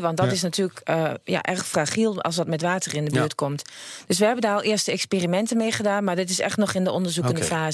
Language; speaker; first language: Dutch; native; Dutch